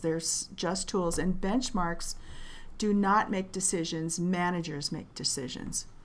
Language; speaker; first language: English; native; English